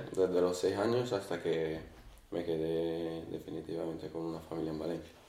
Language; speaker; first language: Spanish; early bilingual, other home language; Arabic